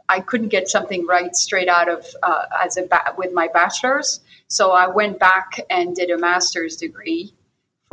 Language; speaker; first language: English; non-native, fluent; French